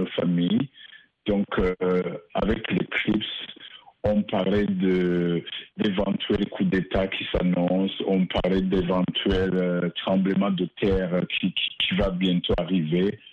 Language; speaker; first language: French; non-native, local second language; Rundi